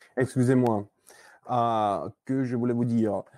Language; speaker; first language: French; non-native, learner; Russian